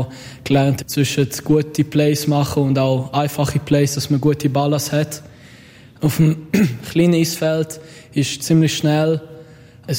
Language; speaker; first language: German; native; German